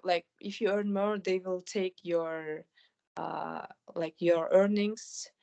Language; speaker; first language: English; non-native, fluent; Kyrgyz